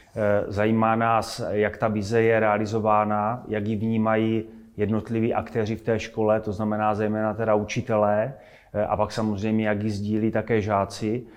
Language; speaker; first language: Czech; native; Czech